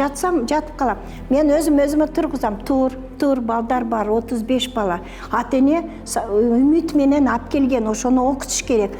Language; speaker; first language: Kyrgyz; non-native, local second language; Russian